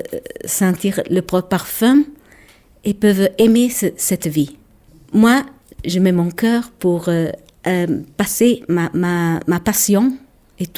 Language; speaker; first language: French; non-native, local second language; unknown